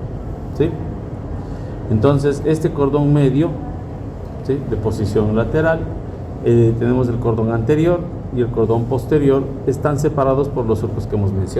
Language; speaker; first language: Spanish; native; Spanish